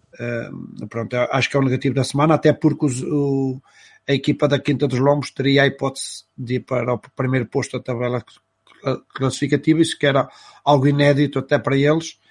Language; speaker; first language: Portuguese; native; Portuguese